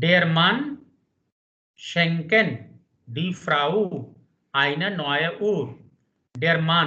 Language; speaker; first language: German; non-native, fluent; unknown